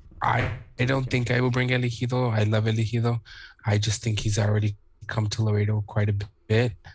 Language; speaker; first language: English; early bilingual, other home language; Spanish